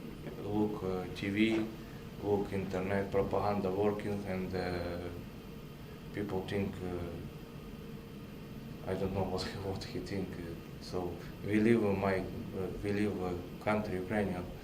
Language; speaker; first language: English; non-native, learner; Russian